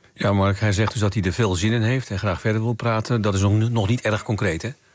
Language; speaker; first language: Dutch; native; Dutch